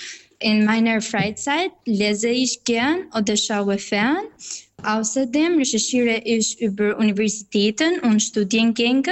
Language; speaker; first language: German; non-native, fluent; Albanian